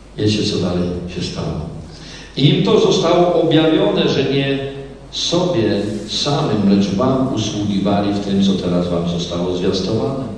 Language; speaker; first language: Polish; native; Polish